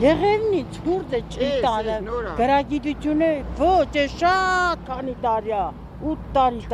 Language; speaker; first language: Armenian; native; Armenian